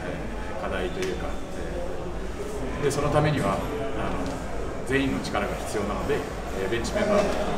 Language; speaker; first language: Japanese; native; Japanese